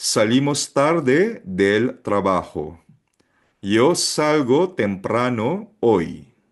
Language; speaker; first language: Spanish; non-native, fluent; Filipino